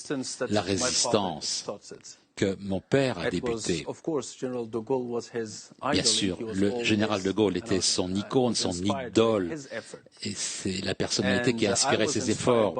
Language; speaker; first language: French; non-native, fluent; Persian